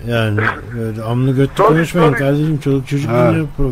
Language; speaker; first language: Turkish; native; Turkish